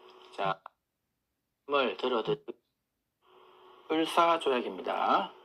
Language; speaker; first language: Korean; native; Korean